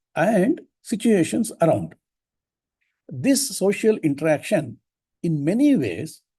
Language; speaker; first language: English; non-native, local second language; Kannada